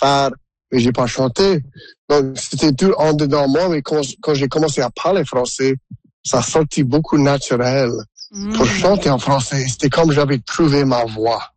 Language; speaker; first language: French; non-native, local second language; English